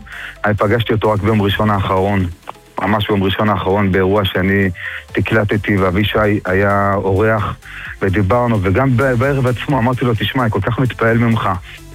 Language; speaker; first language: Hebrew; native; Hebrew